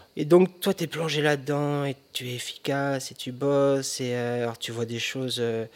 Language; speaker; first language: French; native; French